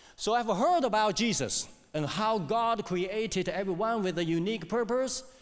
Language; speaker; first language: English; non-native, fluent; Chinese